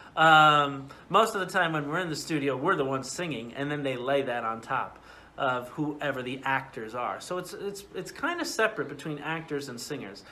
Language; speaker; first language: English; native; English